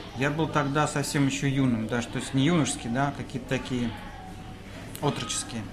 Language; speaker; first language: Russian; native; Russian